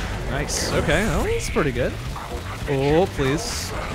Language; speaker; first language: English; native; English